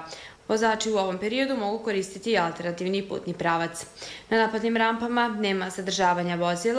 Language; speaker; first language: Serbian; native; Serbian